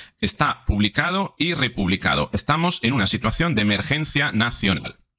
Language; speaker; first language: Spanish; non-native, fluent; Italian